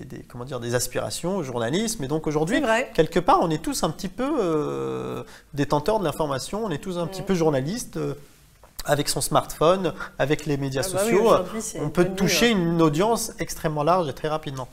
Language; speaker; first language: French; native; French